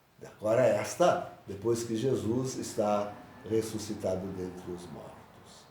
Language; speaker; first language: Portuguese; native; Portuguese